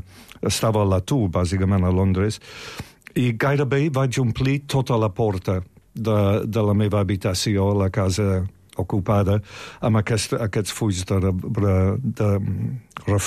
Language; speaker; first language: Catalan; non-native, fluent; English